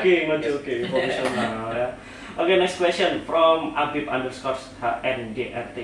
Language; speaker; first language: English; non-native, learner; Indonesian